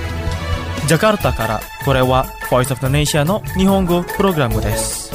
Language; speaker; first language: Japanese; non-native, fluent; Indonesian